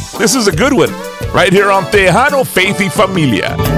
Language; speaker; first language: English; early bilingual, other home language; Spanish